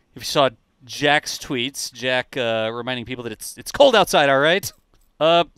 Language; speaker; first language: English; native; English